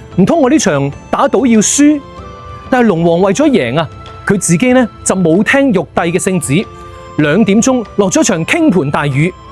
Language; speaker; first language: Cantonese; native; Cantonese